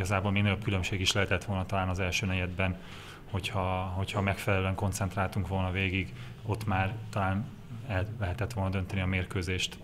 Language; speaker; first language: Hungarian; native; Hungarian